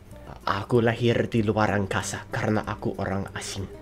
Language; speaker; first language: Indonesian; non-native, fluent; English